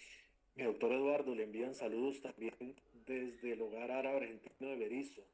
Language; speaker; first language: Spanish; native; Spanish